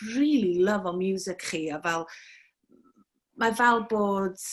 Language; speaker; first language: Welsh; native; Welsh